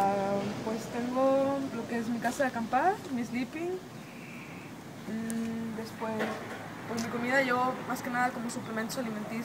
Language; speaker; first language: Spanish; native; Spanish